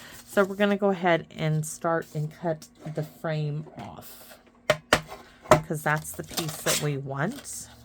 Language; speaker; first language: English; native; English